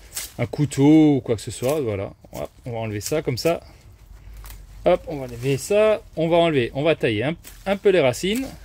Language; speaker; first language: French; native; French